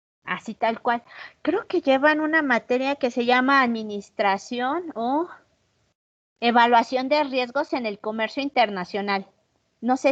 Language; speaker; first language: Spanish; native; Spanish